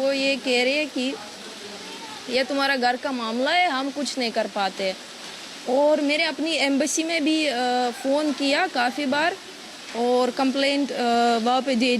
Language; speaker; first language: Hindi; non-native, fluent; Russian